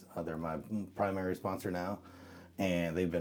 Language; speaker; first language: English; native; English